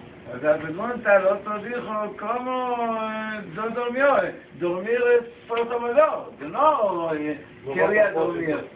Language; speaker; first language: Portuguese; non-native, learner; Spanish